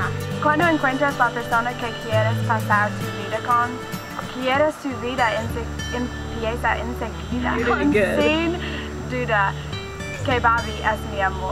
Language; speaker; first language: Spanish; non-native, learner; English